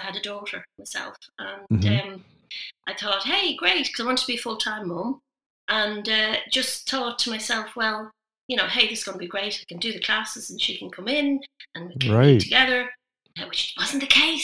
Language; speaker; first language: English; native; English